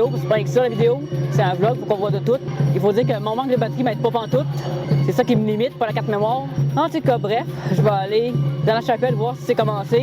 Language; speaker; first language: French; native; French